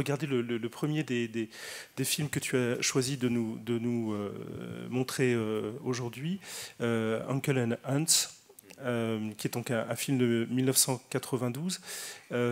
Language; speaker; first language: French; native; French